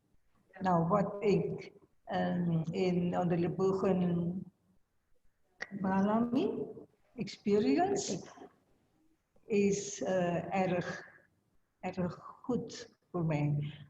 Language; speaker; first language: Dutch; non-native, learner; Indonesian